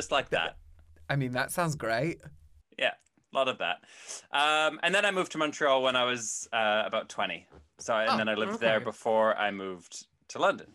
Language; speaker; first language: English; native; English